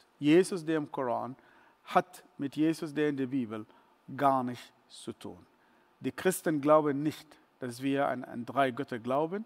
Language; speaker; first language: German; non-native, fluent; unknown